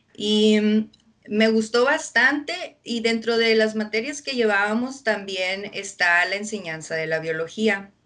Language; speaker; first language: Spanish; early bilingual, heritage; Spanish